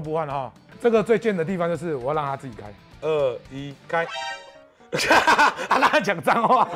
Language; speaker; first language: Chinese; native; Chinese